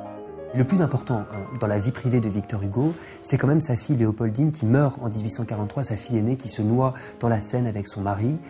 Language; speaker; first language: French; native; French